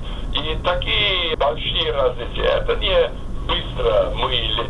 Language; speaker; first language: Russian; non-native, fluent; English